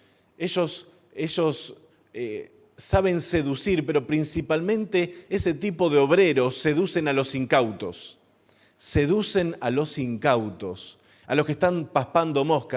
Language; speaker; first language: Spanish; native; Spanish